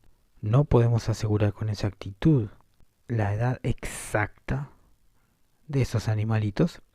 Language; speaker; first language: Spanish; native; Spanish